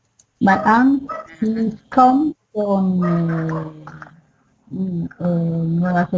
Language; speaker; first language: English; non-native, learner; Spanish